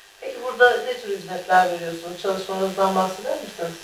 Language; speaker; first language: Turkish; native; Turkish